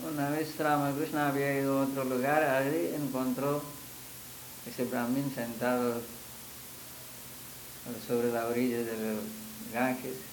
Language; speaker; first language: Spanish; non-native, fluent; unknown